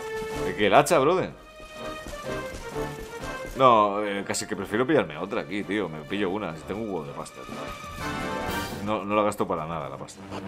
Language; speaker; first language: Spanish; native; Spanish